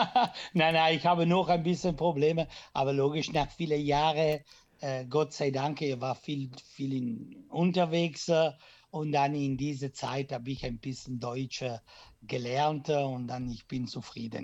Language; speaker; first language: German; non-native, learner; Italian